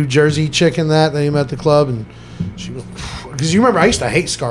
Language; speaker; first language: English; native; English